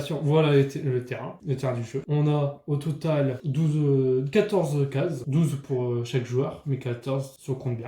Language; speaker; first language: French; native; French